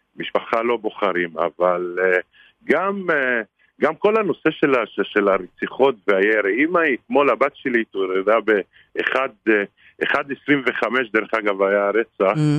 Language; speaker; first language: Hebrew; non-native, local second language; Arabic